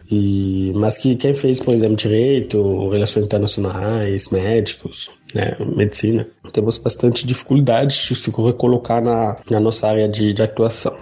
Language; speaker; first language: Portuguese; non-native, learner; Arabic